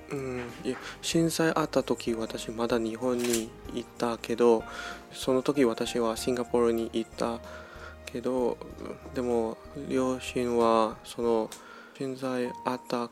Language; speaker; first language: Japanese; non-native, learner; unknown